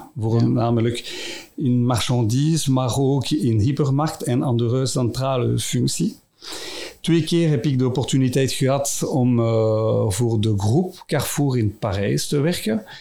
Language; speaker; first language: Dutch; non-native, local second language; French